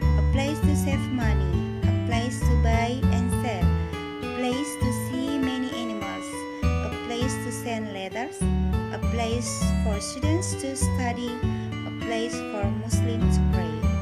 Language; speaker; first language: English; non-native, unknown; Indonesian